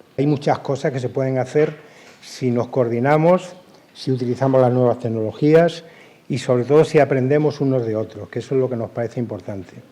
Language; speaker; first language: Spanish; native; Spanish